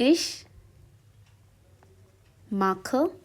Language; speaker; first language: German; non-native, learner; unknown